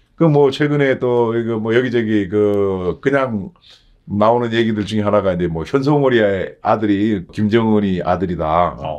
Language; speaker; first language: Korean; native; Korean